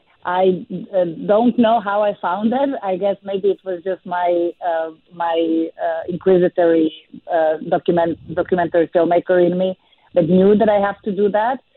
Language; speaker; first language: English; non-native, fluent; Serbian